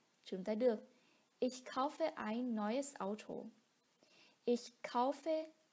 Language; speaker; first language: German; non-native, fluent; Vietnamese